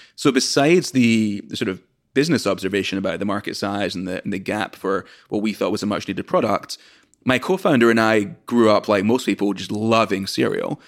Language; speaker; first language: English; native; English